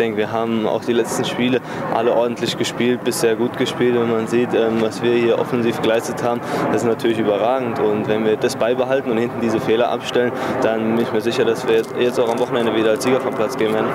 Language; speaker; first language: German; native; German